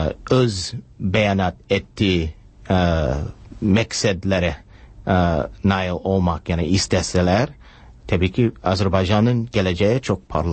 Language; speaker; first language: Turkish; non-native, fluent; English